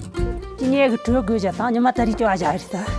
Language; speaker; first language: Chinese; non-native, local second language; Tibetan